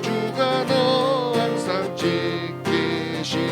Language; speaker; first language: Korean; native; Korean